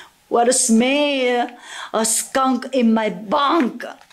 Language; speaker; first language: English; non-native, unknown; Korean